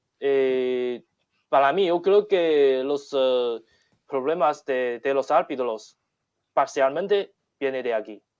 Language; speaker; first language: Spanish; non-native, learner; Chinese